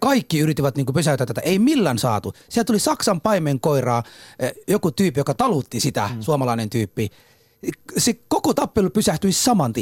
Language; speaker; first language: Finnish; early bilingual, other home language; Somali